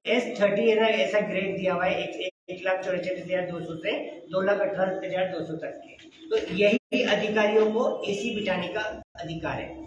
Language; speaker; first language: Hindi; native; Hindi